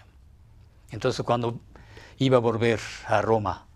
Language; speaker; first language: Spanish; non-native, fluent; Japanese